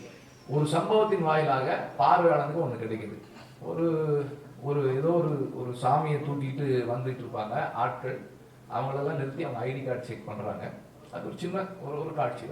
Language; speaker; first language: Tamil; native; Tamil